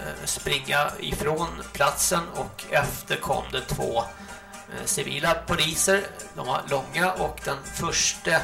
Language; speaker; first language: Swedish; native; Swedish